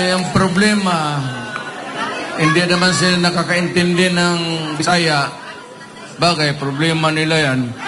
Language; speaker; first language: Filipino; non-native, local second language; Cebuano